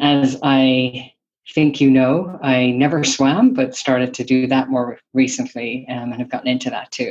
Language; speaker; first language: English; native; English